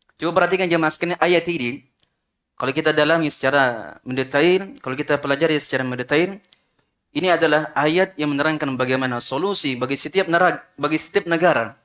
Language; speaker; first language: Malay; non-native, local second language; Sundanese